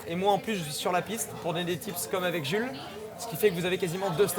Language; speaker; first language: French; native; French